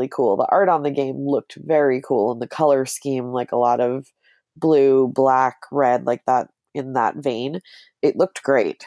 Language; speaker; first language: English; native; English